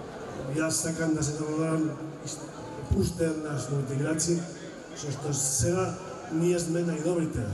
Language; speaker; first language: Macedonian; non-native, learner; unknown